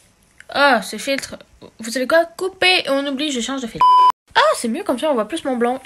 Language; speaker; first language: French; native; French